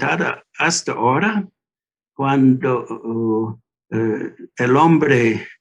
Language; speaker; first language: Spanish; non-native, learner; English